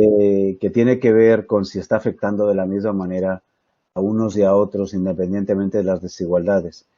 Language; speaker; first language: Spanish; native; Spanish